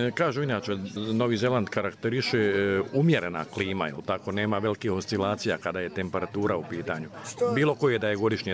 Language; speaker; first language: Serbian; native; Serbian